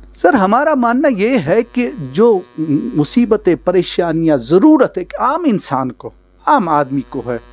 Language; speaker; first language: Hindi; non-native, local second language; Kashmiri